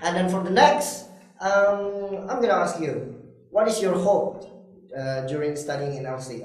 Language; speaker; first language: English; non-native, fluent; Indonesian